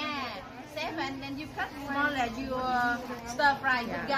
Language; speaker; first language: English; non-native, learner; Vietnamese